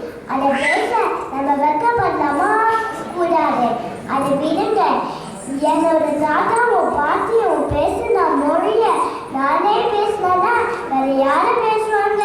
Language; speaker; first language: Tamil; early bilingual, heritage; Tamil